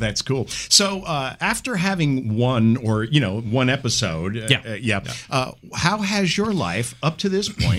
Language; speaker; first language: English; native; English